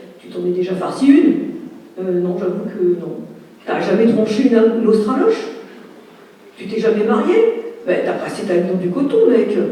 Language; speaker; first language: French; native; French